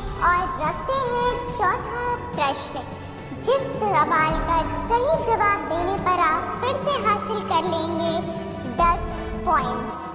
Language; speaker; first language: Hindi; native; Hindi